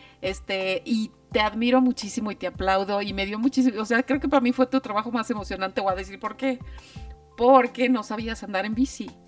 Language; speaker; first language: Spanish; native; Spanish